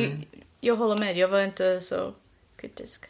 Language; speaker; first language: Swedish; non-native, learner; English